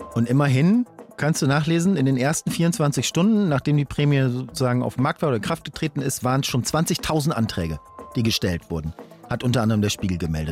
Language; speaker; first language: German; native; German